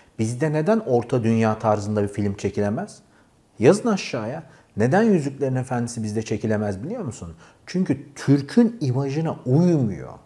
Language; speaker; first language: Turkish; native; Turkish